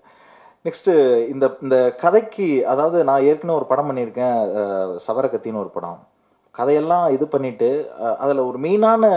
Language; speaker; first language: Tamil; native; Tamil